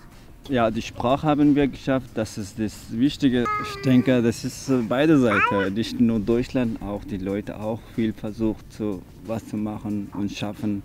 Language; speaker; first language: German; non-native, learner; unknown